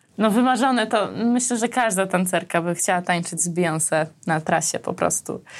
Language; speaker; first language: Polish; early bilingual, other home language; Armenian